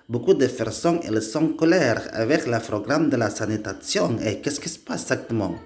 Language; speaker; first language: French; non-native, learner; Indonesian